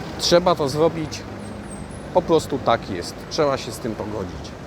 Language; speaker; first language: Polish; native; Polish